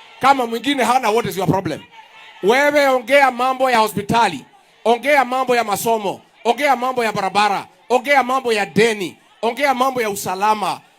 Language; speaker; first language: Swahili; non-native, local second language; Kikuyu